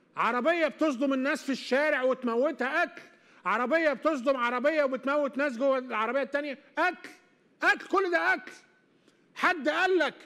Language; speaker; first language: Arabic; native; Arabic